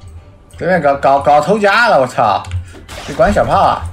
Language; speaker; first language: Chinese; native; Chinese